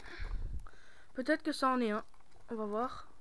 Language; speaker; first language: French; native; French